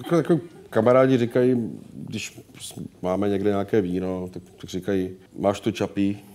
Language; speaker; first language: Czech; native; Czech